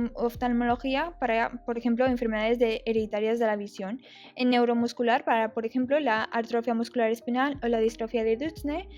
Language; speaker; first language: Spanish; native; Spanish